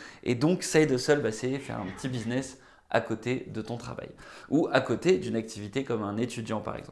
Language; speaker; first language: French; native; French